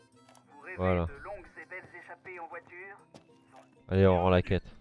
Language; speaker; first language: French; native; French